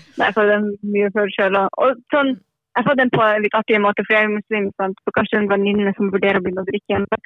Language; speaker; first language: Norwegian; native; Norwegian